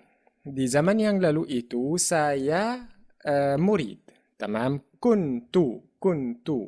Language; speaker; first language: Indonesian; non-native, fluent; Arabic